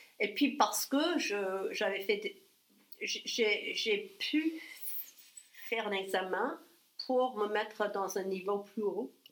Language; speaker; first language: French; non-native, fluent; English